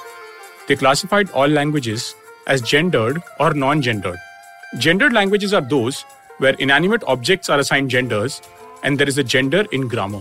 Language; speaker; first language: English; non-native, local second language; Hindi